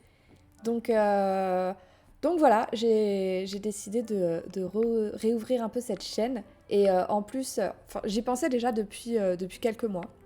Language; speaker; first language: French; native; French